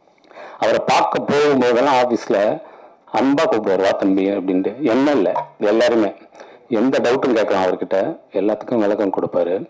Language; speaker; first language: Tamil; native; Tamil